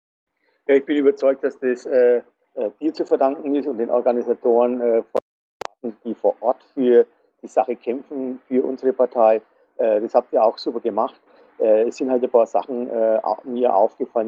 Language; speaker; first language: German; native; German